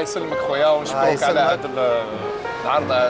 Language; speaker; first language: Arabic; native; Arabic